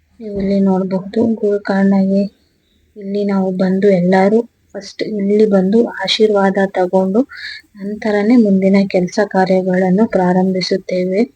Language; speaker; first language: Kannada; non-native, local second language; Kodava